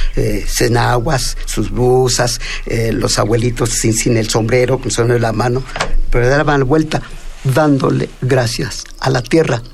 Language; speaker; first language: Spanish; non-native, local second language; Mixtepec Mixtec